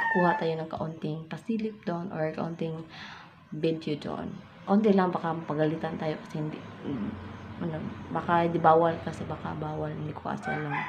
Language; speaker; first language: Filipino; non-native, local second language; Cebuano